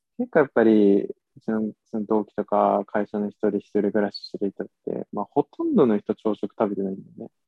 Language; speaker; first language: Japanese; native; Japanese